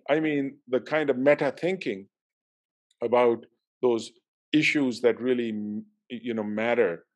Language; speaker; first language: English; non-native, local second language; Urdu